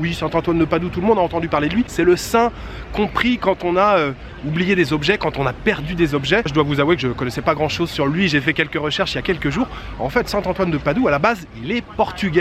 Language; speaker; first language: French; native; French